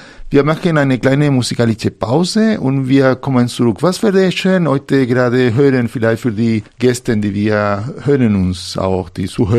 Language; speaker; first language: German; non-native, fluent; Spanish